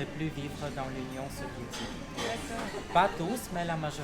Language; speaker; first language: French; non-native, fluent; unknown